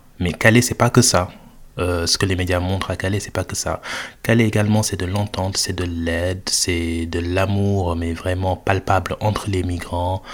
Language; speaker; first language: French; non-native, local second language; Wolof